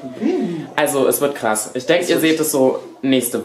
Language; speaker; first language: German; native; German